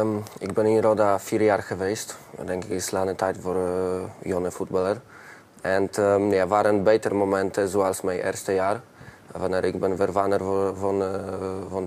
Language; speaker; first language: Dutch; non-native, learner; Polish